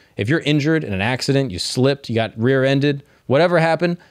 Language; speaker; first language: English; native; English